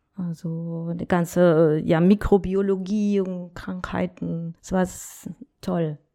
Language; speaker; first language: German; non-native, fluent; Spanish